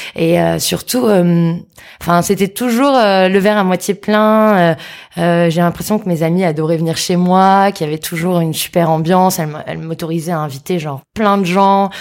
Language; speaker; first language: French; native; French